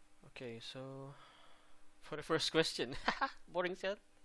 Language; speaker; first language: English; non-native, local second language; Malay